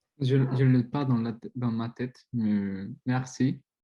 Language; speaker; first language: French; non-native, learner; Spanish